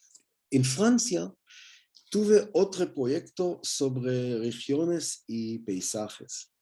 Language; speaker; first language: Spanish; non-native, learner; Hebrew